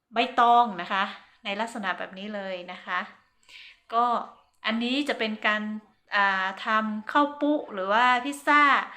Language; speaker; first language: Thai; non-native, local second language; Hmong